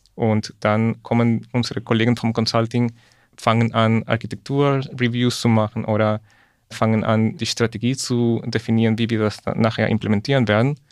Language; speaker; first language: German; non-native, fluent; Spanish